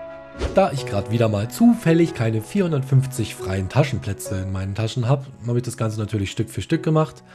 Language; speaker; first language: German; native; German